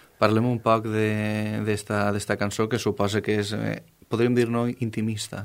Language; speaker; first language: Catalan; native; Catalan